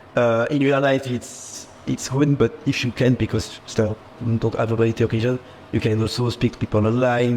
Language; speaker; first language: English; non-native, fluent; French